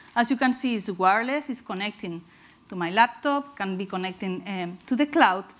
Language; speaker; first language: English; non-native, fluent; Spanish